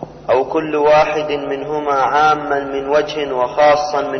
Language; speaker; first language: Arabic; native; Arabic